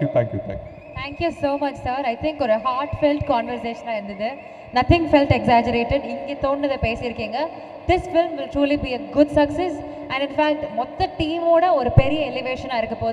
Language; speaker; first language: Tamil; native; Tamil